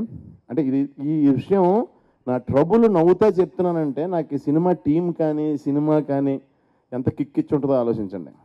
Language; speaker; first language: Telugu; native; Telugu